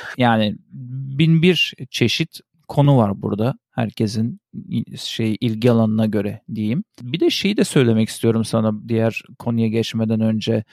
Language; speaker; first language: Turkish; early bilingual, heritage; Turkish